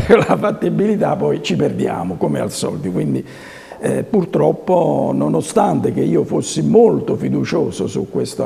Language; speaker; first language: Italian; native; Italian